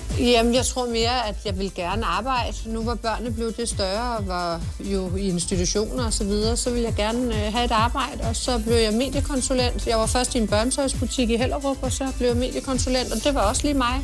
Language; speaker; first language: Danish; native; Danish